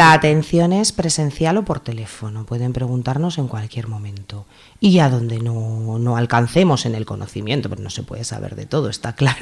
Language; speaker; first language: Spanish; native; Spanish